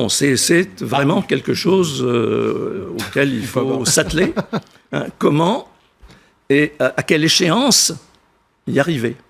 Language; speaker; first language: French; native; French